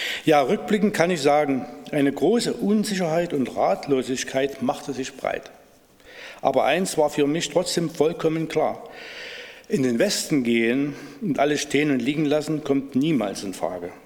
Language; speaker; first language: German; native; German